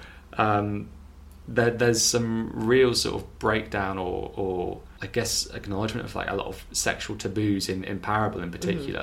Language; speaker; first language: English; native; English